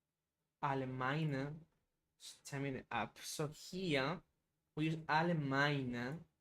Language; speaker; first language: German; non-native, learner; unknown